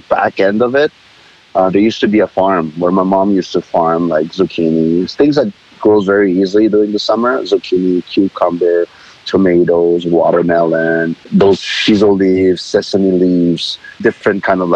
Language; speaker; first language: English; non-native, fluent; Spanish